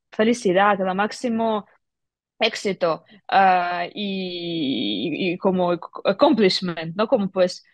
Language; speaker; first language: Spanish; non-native, fluent; Ukrainian